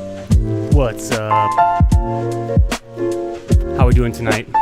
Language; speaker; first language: English; native; English